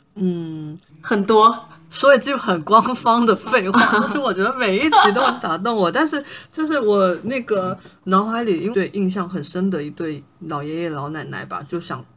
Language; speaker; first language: Chinese; non-native, local second language; Min Nan Chinese